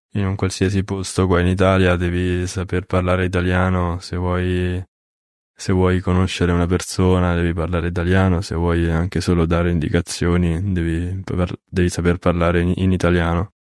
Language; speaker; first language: Italian; native; Italian